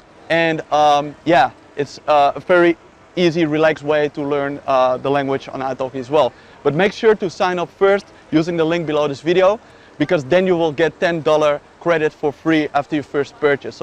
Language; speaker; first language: English; non-native, fluent; Dutch